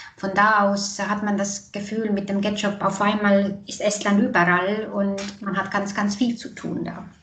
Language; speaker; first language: German; non-native, fluent; Estonian